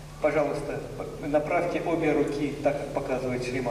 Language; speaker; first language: Russian; native; Russian